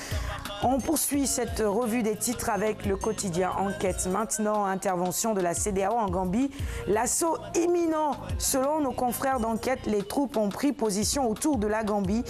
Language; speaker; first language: French; non-native, local second language; Wolof